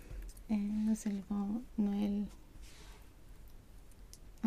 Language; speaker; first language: French; non-native, learner; Swedish